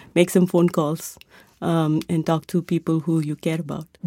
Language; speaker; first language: English; non-native, local second language; Tamil